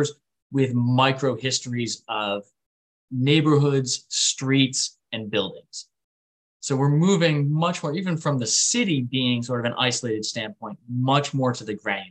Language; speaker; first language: English; native; English